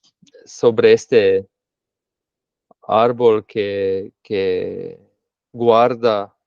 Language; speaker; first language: Spanish; non-native, fluent; Slovenian